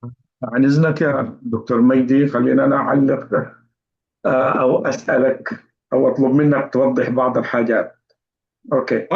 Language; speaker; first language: Arabic; native; Arabic